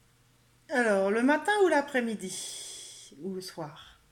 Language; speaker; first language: French; native; French